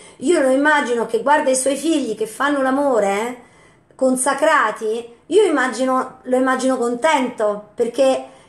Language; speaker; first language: Italian; native; Italian